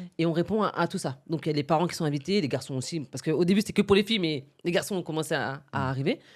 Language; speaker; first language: French; early bilingual, other home language; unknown